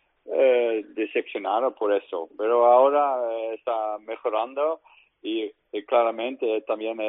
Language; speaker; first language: Spanish; non-native, learner; Dutch